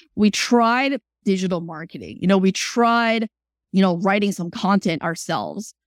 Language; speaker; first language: English; early bilingual, other home language; Chinese